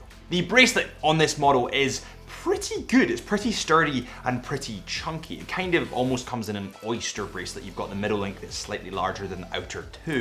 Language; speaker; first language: English; native; English